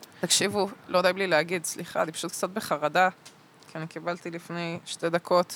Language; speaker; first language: Hebrew; early bilingual, other home language; Russian